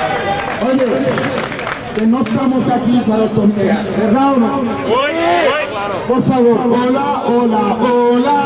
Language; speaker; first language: Spanish; non-native, local second language; Wolof